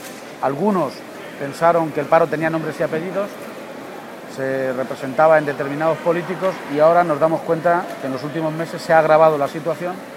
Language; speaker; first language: Spanish; native; Spanish